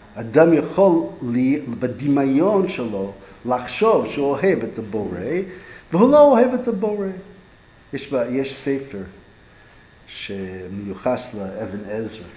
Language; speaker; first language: Hebrew; non-native, fluent; English